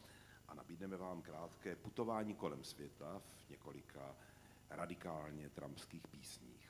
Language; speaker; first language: Czech; native; Czech